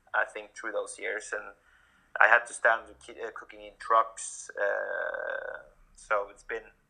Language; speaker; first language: English; non-native, fluent; Norwegian